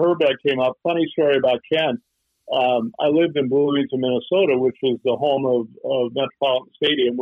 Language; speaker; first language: English; native; English